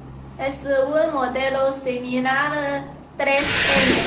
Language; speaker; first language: Spanish; non-native, learner; Chinese